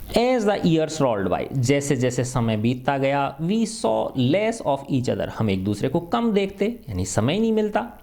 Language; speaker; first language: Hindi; native; Hindi